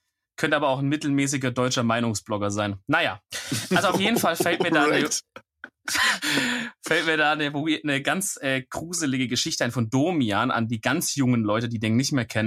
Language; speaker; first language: German; native; German